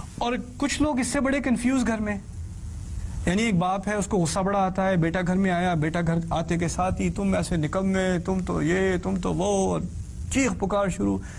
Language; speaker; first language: Urdu; early bilingual, heritage; Urdu